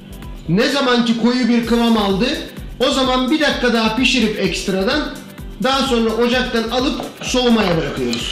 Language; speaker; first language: Turkish; native; Turkish